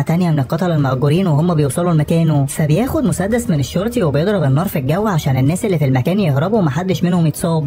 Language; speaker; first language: Arabic; native; Arabic